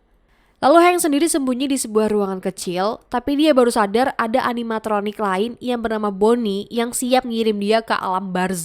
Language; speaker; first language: Indonesian; native; Indonesian